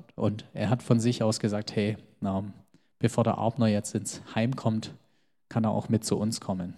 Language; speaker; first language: German; early bilingual, other home language; Albanian